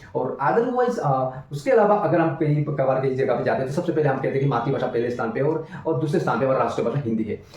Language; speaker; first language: Hindi; non-native, local second language; Bangla